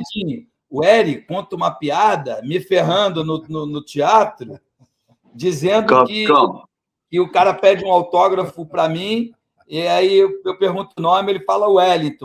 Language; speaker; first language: Portuguese; native; Portuguese